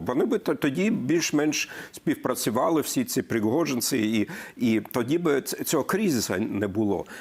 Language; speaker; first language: Ukrainian; non-native, fluent; German